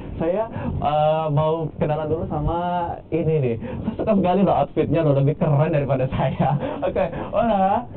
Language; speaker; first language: Indonesian; native; Indonesian